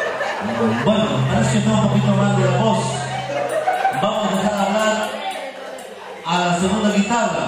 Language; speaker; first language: Spanish; native; Spanish